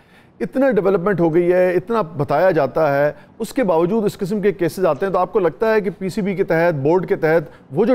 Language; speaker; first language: Urdu; native; Urdu